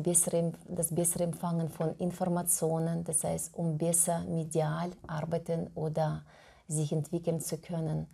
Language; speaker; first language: German; non-native, fluent; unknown